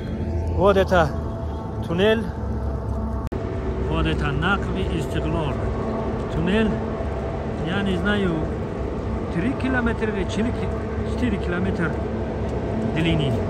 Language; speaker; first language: Russian; non-native, learner; Tajik